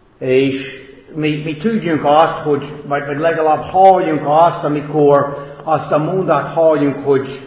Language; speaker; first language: Hungarian; non-native, fluent; English